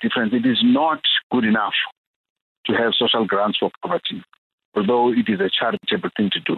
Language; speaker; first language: English; non-native, local second language; Xhosa